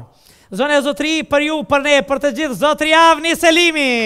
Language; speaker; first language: Albanian; native; Albanian